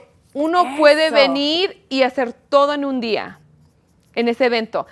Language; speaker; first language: Spanish; early bilingual, heritage; Spanish